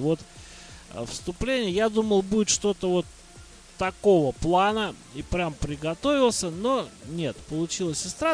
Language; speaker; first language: Russian; native; Russian